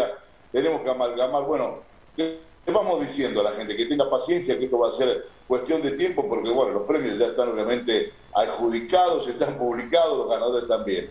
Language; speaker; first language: Spanish; native; Spanish